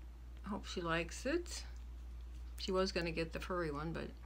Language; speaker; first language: English; native; English